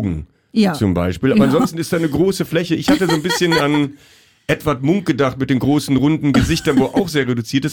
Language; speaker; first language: German; native; German